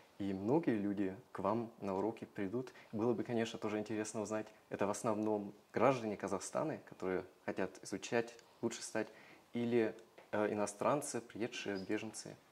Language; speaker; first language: Russian; non-native, fluent; German